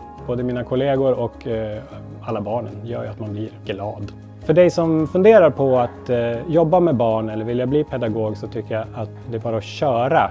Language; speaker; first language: Swedish; native; Swedish